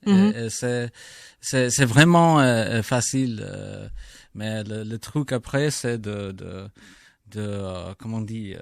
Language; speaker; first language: French; non-native, learner; English